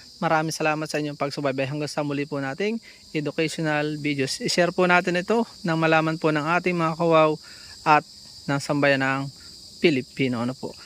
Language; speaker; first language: Filipino; native; Filipino